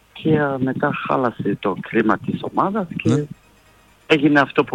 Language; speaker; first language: Greek; non-native, fluent; French